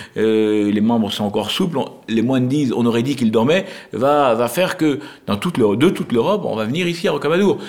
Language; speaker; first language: French; native; French